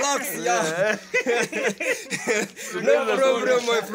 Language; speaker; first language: English; non-native, learner; Swahili